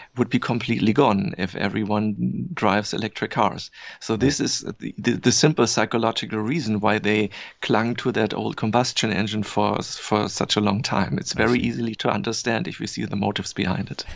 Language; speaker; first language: English; non-native, fluent; German